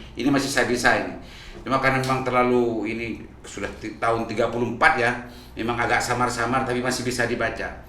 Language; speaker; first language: Indonesian; non-native, local second language; Madurese